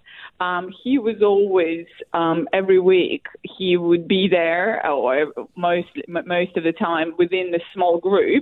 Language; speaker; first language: English; non-native, fluent; Russian